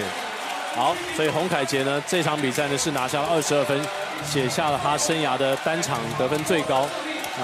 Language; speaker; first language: Chinese; native; Chinese